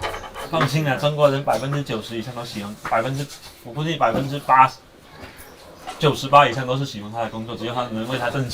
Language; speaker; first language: Chinese; native; Chinese